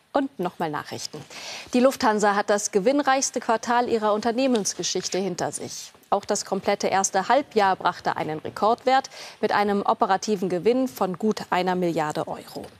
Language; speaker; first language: German; native; German